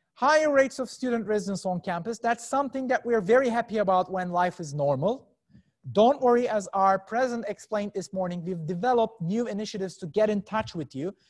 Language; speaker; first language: English; non-native, fluent; Turkish